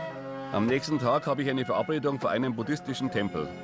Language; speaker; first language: German; native; German